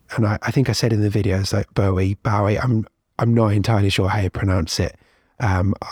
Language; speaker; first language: English; native; English